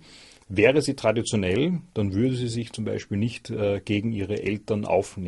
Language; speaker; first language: German; native; German